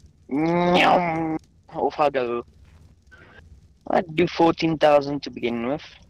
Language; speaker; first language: English; non-native, local second language; Afrikaans